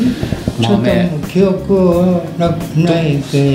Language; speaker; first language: Japanese; native; Japanese